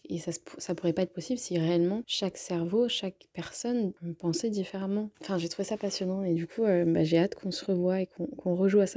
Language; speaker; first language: French; native; French